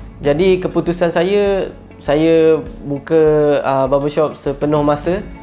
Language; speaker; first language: Malay; native; Malay